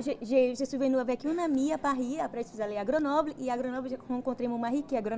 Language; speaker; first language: French; non-native, fluent; Portuguese